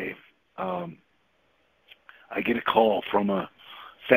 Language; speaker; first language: English; native; English